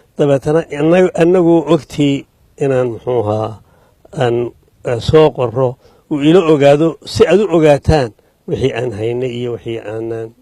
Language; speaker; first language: Somali; native; Somali